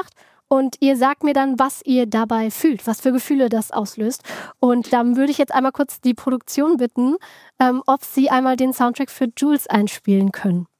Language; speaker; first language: German; native; German